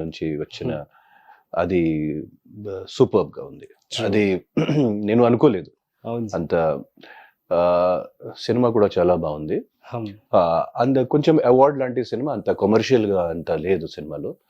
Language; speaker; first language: Telugu; non-native, local second language; Hindi